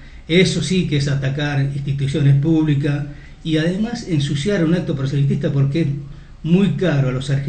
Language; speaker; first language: Spanish; native; Spanish